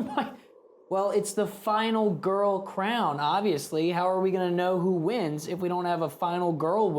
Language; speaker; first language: English; native; English